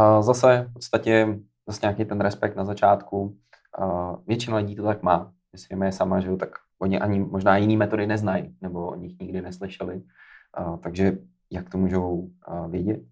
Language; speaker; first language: Czech; native; Czech